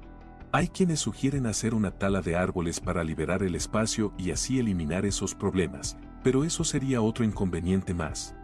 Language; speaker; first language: Spanish; native; Spanish